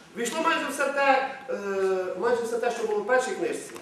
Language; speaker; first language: Ukrainian; native; Ukrainian